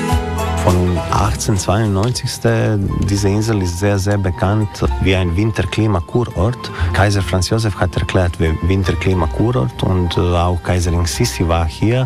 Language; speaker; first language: German; non-native, learner; Croatian